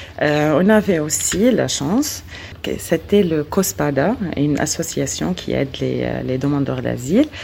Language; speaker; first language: French; non-native, learner; Arabic